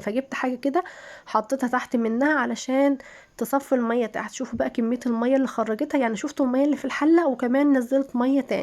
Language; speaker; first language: Arabic; native; Arabic